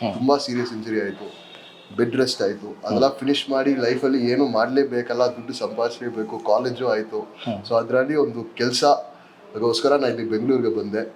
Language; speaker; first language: Kannada; non-native, local second language; English